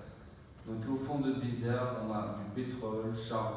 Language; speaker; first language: French; non-native, fluent; Uyghur